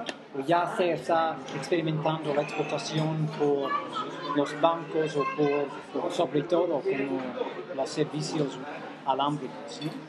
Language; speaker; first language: Spanish; non-native, fluent; English